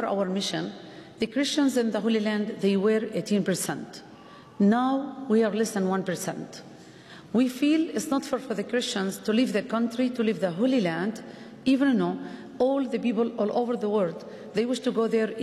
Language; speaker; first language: English; non-native, fluent; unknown